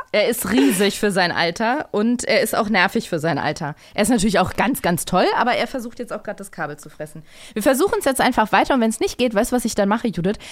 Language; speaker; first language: German; native; German